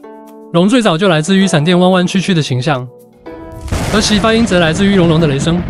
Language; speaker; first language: Chinese; native; Chinese